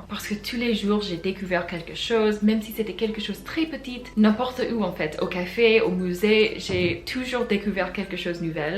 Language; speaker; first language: French; non-native, fluent; English